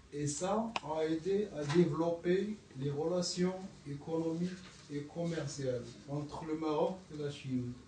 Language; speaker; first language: French; non-native, local second language; Arabic